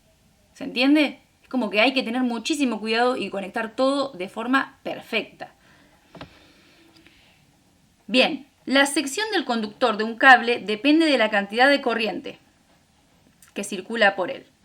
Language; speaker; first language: Spanish; native; Spanish